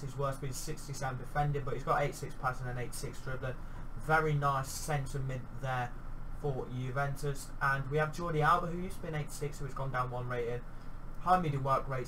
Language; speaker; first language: English; native; English